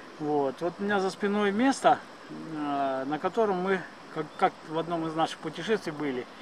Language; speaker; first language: Russian; native; Russian